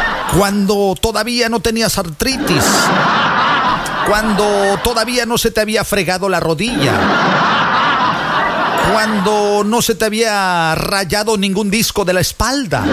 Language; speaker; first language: Spanish; native; Spanish